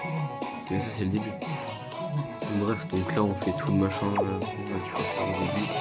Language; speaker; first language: French; native; French